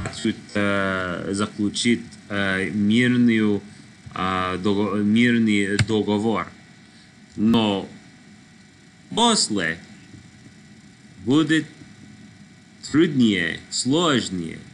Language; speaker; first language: Russian; non-native, learner; English